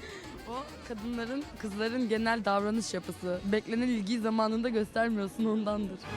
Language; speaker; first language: Turkish; native; Turkish